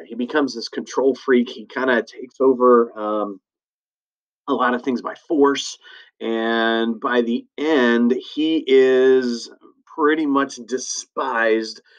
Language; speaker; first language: English; native; English